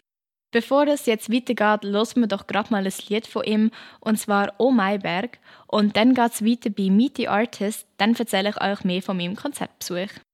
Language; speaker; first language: German; native; German